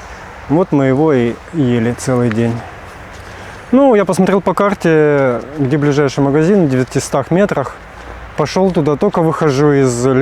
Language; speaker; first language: Russian; native; Russian